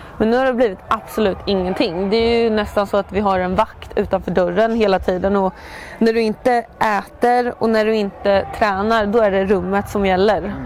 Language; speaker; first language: Swedish; native; Swedish